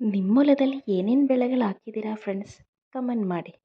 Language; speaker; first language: Kannada; non-native, local second language; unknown